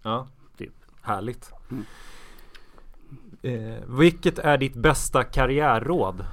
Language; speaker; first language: Swedish; native; Swedish